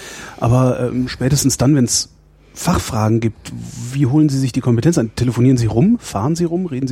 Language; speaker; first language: German; native; German